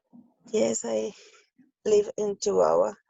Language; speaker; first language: English; non-native, learner; Spanish